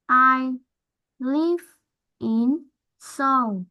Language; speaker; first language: English; non-native, learner; Vietnamese